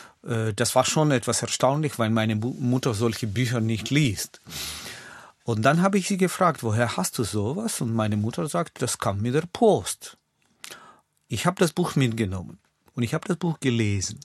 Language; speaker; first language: German; non-native, fluent; Russian